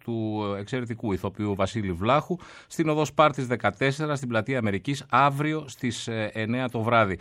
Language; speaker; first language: Greek; native; Greek